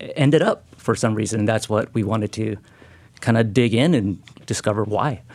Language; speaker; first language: English; non-native, fluent; Spanish